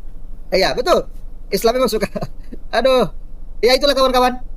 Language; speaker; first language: Indonesian; native; Indonesian